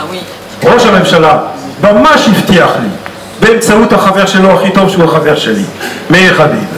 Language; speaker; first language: Hebrew; non-native, fluent; French